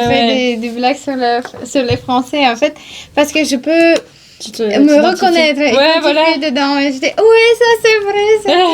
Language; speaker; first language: French; non-native, fluent; Bulgarian